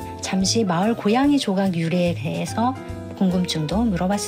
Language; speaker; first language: Korean; native; Korean